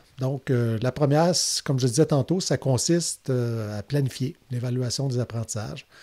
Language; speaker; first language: French; native; French